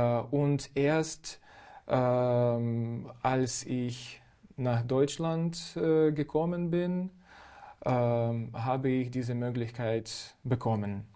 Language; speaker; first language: German; non-native, fluent; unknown